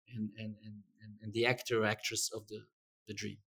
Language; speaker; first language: English; non-native, fluent; Portuguese